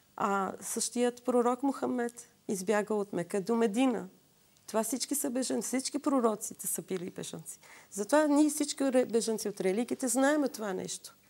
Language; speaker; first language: Bulgarian; non-native, fluent; Assyrian Neo-Aramaic